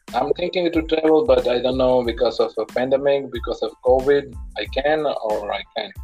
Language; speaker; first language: English; non-native, local second language; Punjabi